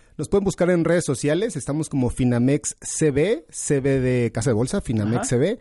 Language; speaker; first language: Spanish; native; Spanish